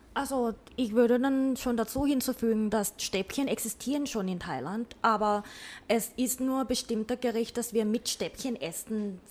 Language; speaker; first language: German; non-native, learner; Thai